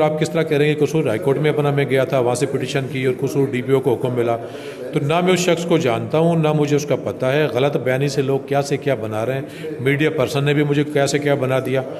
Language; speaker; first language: Urdu; native; Urdu